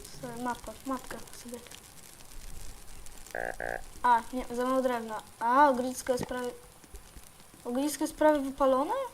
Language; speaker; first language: Polish; native; Polish